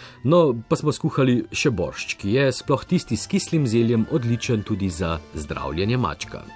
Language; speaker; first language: Slovenian; native; Slovenian